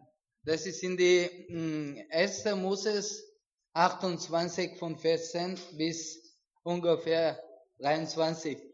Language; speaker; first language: German; non-native, learner; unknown